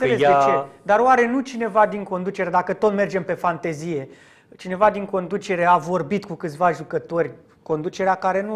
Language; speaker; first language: Romanian; native; Romanian